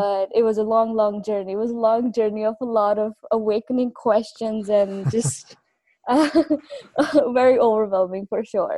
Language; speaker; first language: English; non-native, local second language; Punjabi